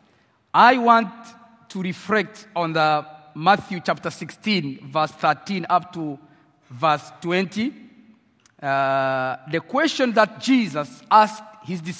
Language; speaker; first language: English; non-native, local second language; French